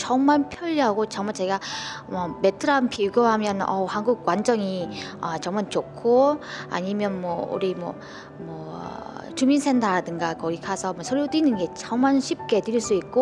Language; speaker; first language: Korean; non-native, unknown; Vietnamese